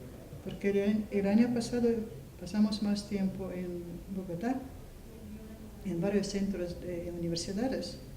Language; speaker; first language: Spanish; non-native, fluent; Russian